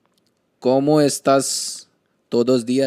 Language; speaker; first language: Spanish; non-native, learner; Hindi